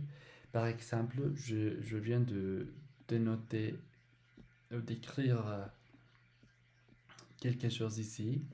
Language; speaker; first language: French; non-native, learner; Spanish